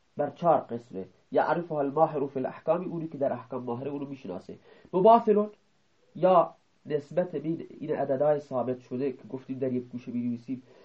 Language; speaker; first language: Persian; non-native, local second language; Baluchi